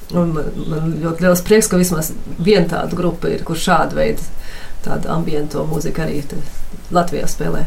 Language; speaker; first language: Latvian; early bilingual, heritage; Latvian